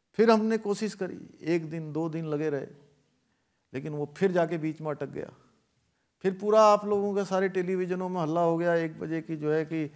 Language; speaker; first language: Hindi; native; Hindi